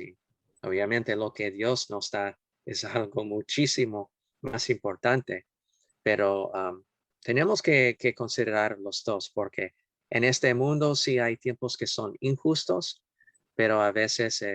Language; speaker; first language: Spanish; non-native, fluent; English